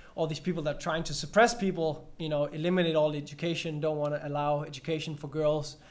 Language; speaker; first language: English; non-native, fluent; Danish